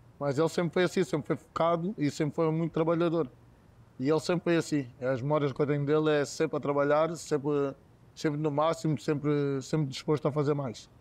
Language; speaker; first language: Portuguese; native; Portuguese